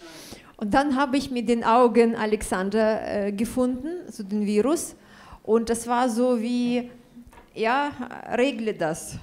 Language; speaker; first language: German; non-native, fluent; Russian